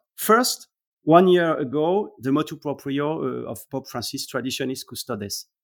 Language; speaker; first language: English; non-native, learner; French